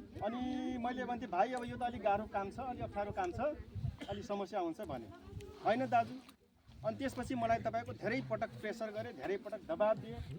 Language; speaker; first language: Nepali; non-native, local second language; Dangaura Tharu